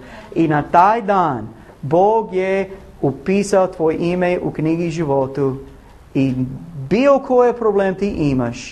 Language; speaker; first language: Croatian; non-native, learner; English